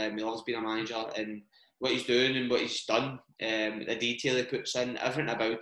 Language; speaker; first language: English; native; English